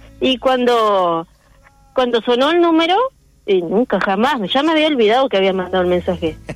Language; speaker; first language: Spanish; non-native, local second language; Russian